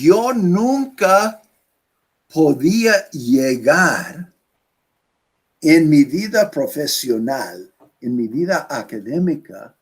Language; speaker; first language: Spanish; non-native, fluent; English